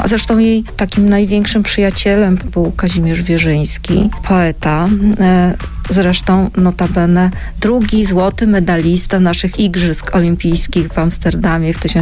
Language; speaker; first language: Polish; native; Polish